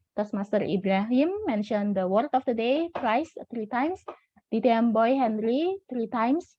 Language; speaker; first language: English; non-native, fluent; Indonesian